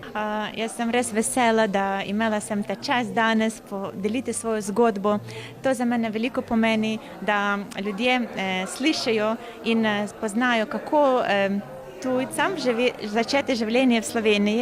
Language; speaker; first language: Slovenian; non-native, fluent; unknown